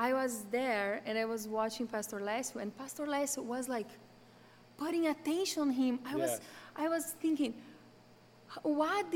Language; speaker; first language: English; non-native, fluent; Portuguese